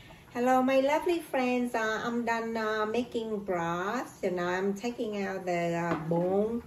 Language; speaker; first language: English; non-native, learner; Vietnamese